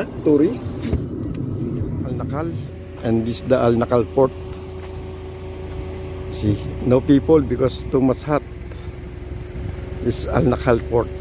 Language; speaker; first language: English; non-native, learner; Filipino